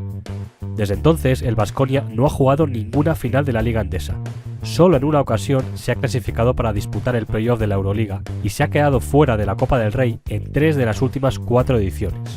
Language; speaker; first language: Spanish; native; Spanish